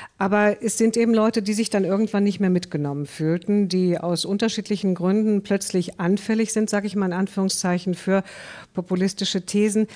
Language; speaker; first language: German; native; German